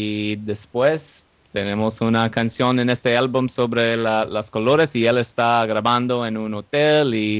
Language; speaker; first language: Spanish; non-native, learner; English